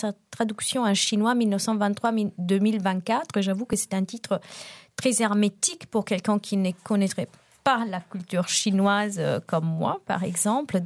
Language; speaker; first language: French; non-native, fluent; Italian